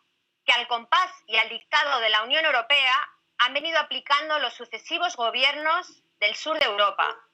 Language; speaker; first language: Spanish; native; Spanish